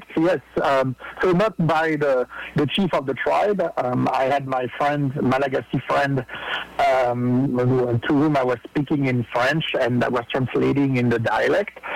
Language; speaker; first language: English; non-native, fluent; French